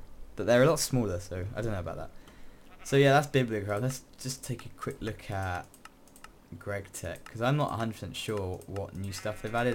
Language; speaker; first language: English; native; English